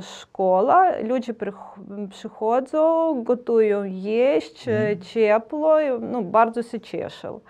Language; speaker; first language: Ukrainian; native; Ukrainian